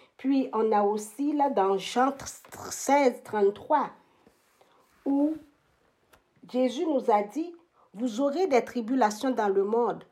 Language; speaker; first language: French; native; French